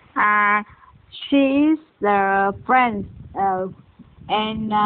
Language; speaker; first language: English; non-native, learner; Vietnamese